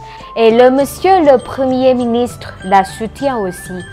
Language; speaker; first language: French; non-native, fluent; Thai